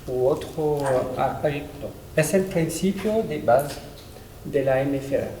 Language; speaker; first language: Spanish; non-native, learner; French